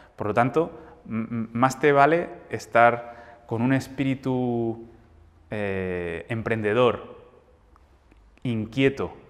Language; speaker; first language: Spanish; native; Spanish